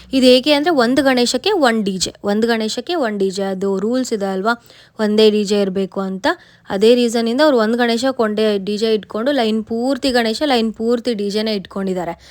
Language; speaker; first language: Kannada; native; Kannada